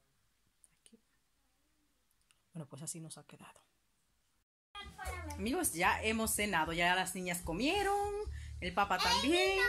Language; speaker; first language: Spanish; native; Spanish